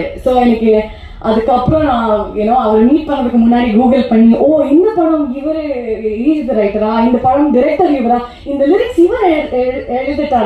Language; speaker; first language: Tamil; non-native, learner; Kannada